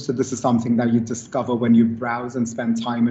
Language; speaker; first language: English; non-native, local second language; Hindi